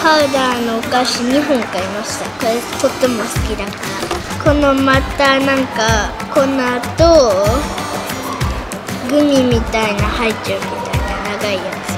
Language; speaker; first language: Japanese; early bilingual, heritage; Japanese